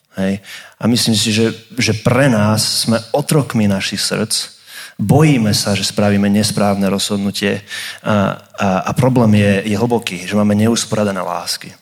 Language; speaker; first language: Slovak; non-native, fluent; English